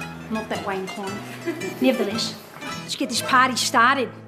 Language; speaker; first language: English; early bilingual, other home language; Greek